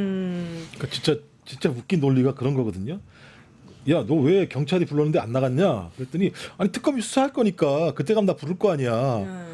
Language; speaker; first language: Korean; native; Korean